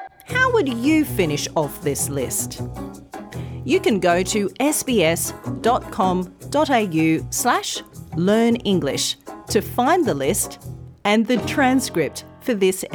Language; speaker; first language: English; native; English